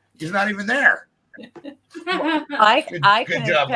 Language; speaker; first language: English; native; English